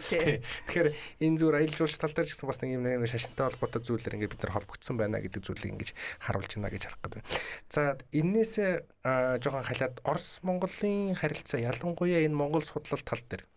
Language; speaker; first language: Mongolian; native; Mongolian